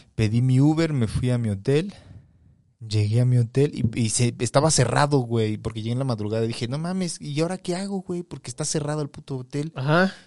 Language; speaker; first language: Spanish; native; Spanish